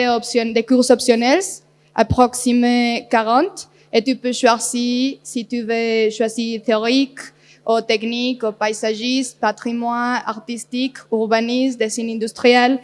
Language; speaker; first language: French; non-native, learner; Spanish